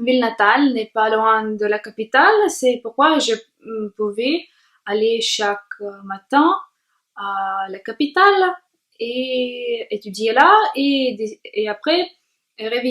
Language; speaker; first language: French; non-native, learner; Russian